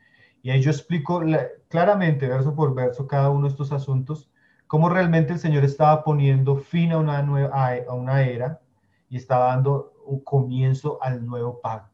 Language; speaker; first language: Spanish; native; Spanish